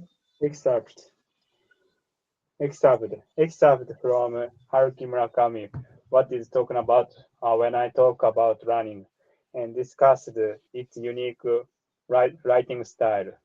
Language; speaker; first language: English; non-native, learner; Japanese